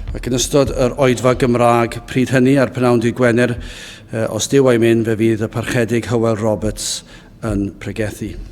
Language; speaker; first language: Welsh; native; Welsh